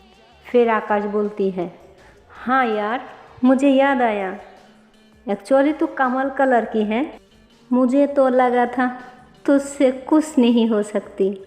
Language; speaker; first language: Hindi; non-native, local second language; Bangla